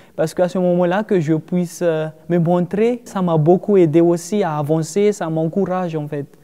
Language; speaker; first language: French; non-native, local second language; Malagasy